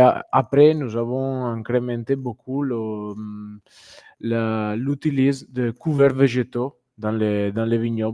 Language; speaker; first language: French; non-native, fluent; Italian